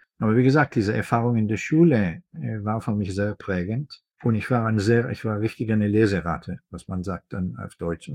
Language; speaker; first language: German; non-native, fluent; Hebrew